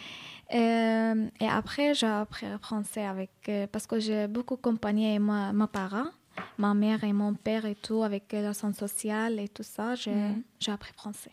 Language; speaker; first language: French; non-native, learner; Arabic